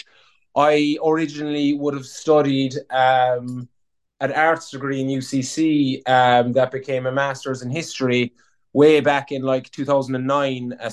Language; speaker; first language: English; native; English